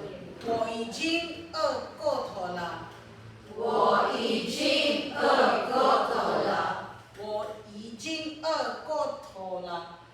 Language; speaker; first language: Chinese; non-native, fluent; Filipino